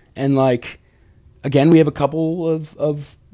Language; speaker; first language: English; native; English